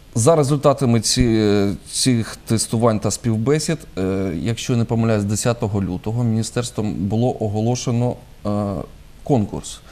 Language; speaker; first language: Ukrainian; native; Ukrainian